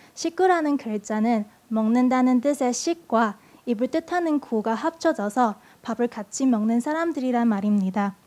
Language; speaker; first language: Korean; non-native, fluent; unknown